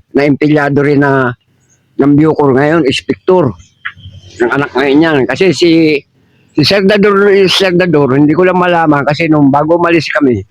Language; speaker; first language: Filipino; native; Filipino